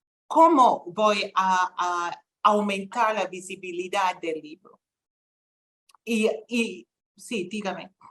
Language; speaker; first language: Spanish; non-native, fluent; English